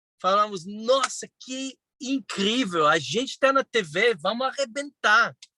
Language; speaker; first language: Portuguese; non-native, fluent; Hebrew